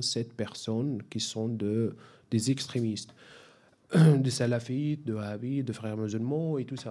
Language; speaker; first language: French; non-native, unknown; Arabic